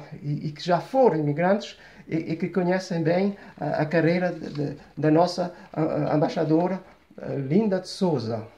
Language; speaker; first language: Portuguese; early bilingual, heritage; Portuguese